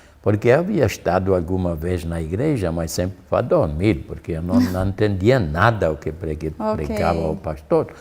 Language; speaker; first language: Portuguese; non-native, fluent; German